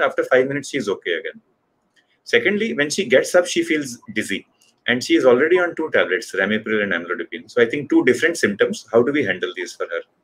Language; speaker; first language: English; non-native, local second language; Hindi